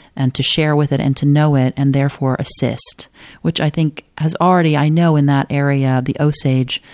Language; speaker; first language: English; native; English